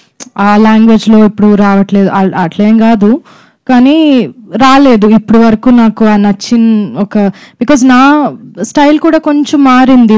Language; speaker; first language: Telugu; non-native, fluent; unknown